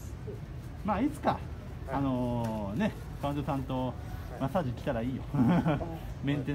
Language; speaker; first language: Japanese; native; Japanese